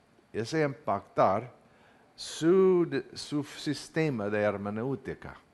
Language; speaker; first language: Spanish; non-native, learner; English